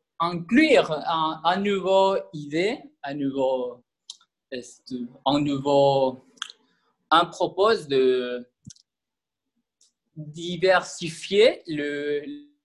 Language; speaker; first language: French; non-native, learner; Spanish